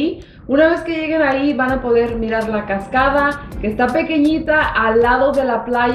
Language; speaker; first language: Spanish; native; Spanish